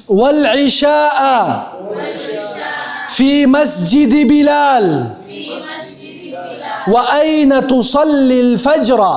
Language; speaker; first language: Arabic; non-native, fluent; Urdu